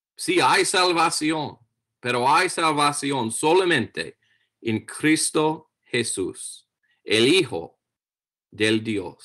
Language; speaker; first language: Spanish; non-native, learner; English